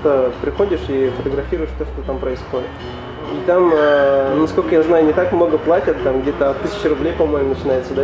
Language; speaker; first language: Russian; native; Russian